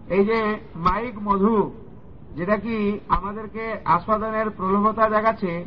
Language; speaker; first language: Bangla; non-native, fluent; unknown